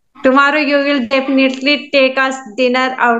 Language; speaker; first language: English; non-native, learner; Hindi